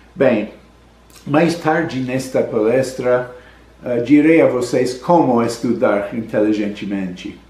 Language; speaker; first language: Portuguese; non-native, learner; English